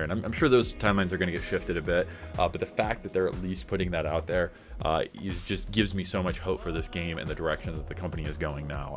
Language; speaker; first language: English; native; English